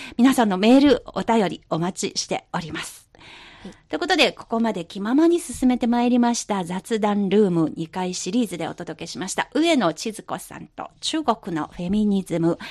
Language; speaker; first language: Japanese; non-native, local second language; Chinese